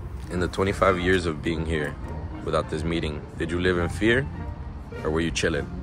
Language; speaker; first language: English; early bilingual, other home language; Spanish